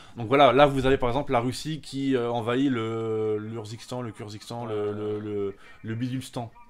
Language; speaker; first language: French; native; French